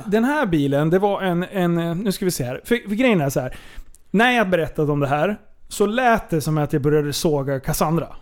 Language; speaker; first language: Swedish; native; Swedish